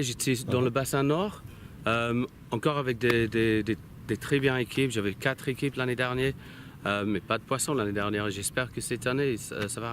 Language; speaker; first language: French; non-native, learner; English